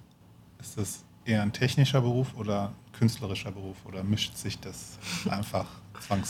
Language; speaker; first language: German; native; German